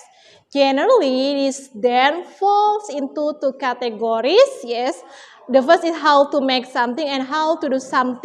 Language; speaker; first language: English; non-native, learner; Indonesian